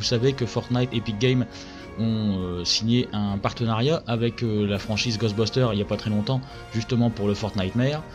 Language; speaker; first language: French; native; French